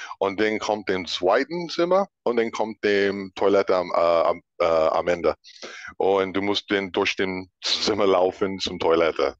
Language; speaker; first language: German; non-native, fluent; English